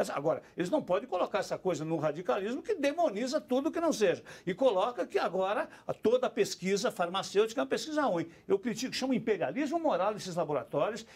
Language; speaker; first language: Portuguese; native; Portuguese